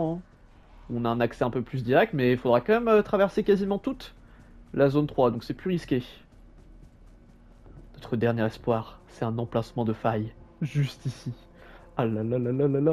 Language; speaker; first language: French; native; French